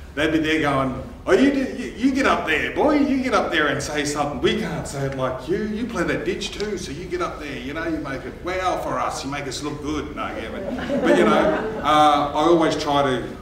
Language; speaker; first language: English; native; English